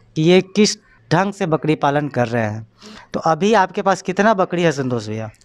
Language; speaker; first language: Hindi; native; Hindi